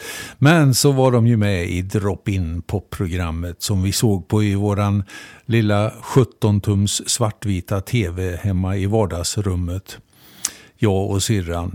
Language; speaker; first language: Swedish; native; Swedish